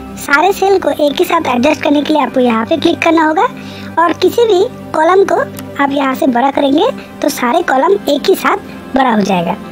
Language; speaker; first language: Urdu; native; Urdu